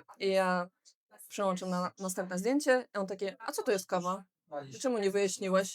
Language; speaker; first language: Polish; non-native, fluent; Belarusian